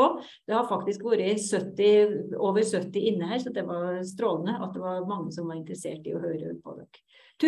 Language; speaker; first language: Norwegian; native; Norwegian